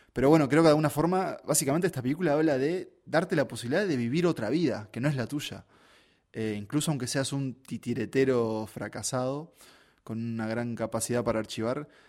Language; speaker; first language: Spanish; native; Spanish